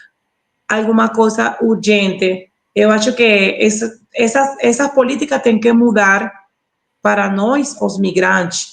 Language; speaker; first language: Portuguese; non-native, learner; Spanish